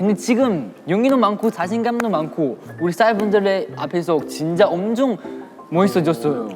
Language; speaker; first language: Korean; non-native, learner; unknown